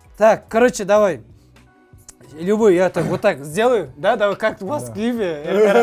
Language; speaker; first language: Russian; non-native, learner; Kazakh